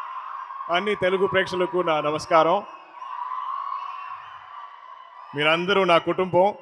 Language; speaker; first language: Telugu; non-native, learner; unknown